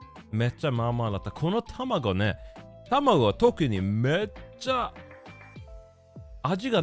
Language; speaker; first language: Japanese; non-native, learner; Swedish